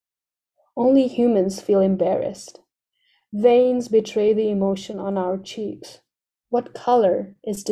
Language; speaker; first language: English; non-native, local second language; Nepali